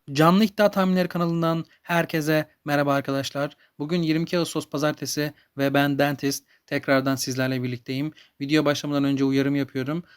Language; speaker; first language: Turkish; native; Turkish